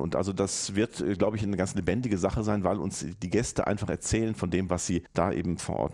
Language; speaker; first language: German; native; German